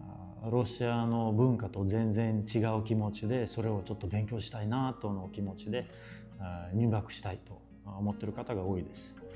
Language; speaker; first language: Japanese; non-native, fluent; Russian